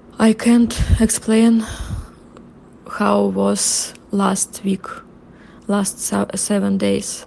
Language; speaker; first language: English; non-native, learner; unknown